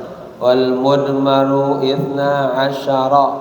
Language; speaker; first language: Arabic; non-native, fluent; Indonesian